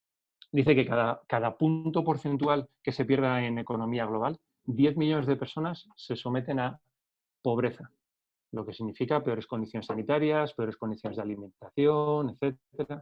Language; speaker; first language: Spanish; native; Spanish